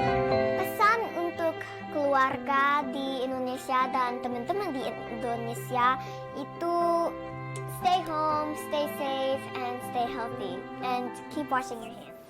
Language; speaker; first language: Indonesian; early bilingual, heritage; Indonesian